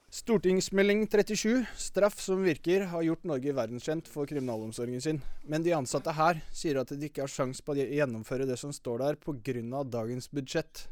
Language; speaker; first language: Norwegian; native; Norwegian